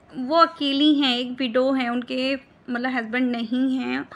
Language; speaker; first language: Hindi; native; Hindi